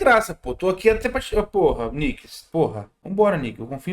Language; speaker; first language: Portuguese; native; Portuguese